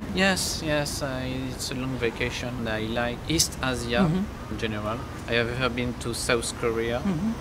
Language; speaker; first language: English; non-native, learner; French